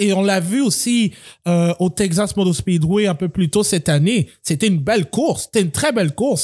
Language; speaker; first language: French; native; French